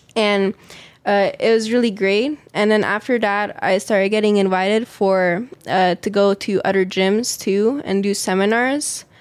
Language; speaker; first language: English; native; English